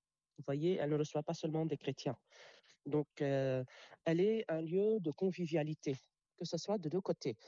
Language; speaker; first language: French; non-native, local second language; Arabic